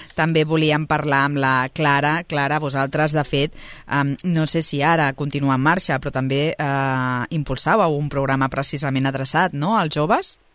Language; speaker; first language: Catalan; native; Catalan